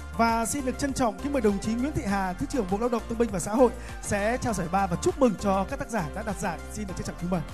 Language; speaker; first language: Vietnamese; native; Vietnamese